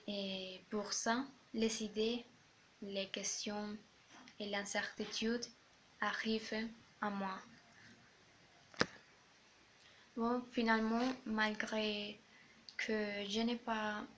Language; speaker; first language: French; non-native, learner; Spanish